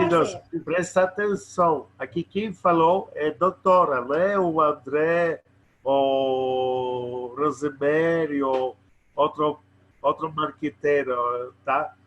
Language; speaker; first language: Portuguese; non-native, learner; Polish